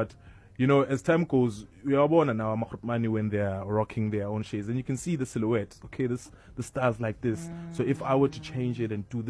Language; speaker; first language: English; non-native, local second language; Zulu